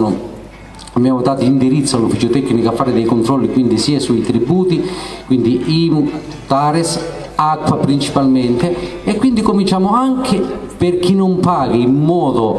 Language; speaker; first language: Italian; native; Italian